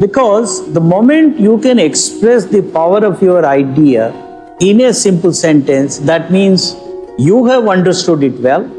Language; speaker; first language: English; non-native, local second language; Kannada